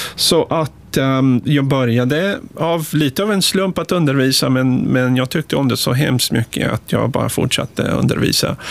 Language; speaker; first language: Swedish; native; Swedish